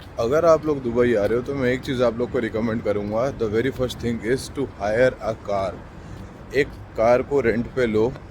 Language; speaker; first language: Hindi; native; Hindi